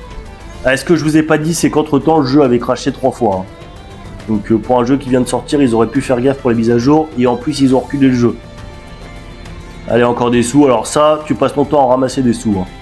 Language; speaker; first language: French; native; French